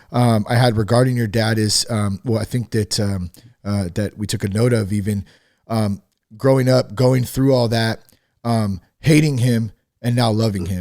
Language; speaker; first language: English; native; English